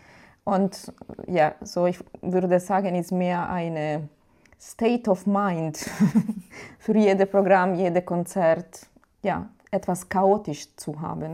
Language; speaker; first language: German; non-native, fluent; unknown